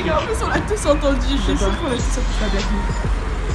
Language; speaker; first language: French; native; French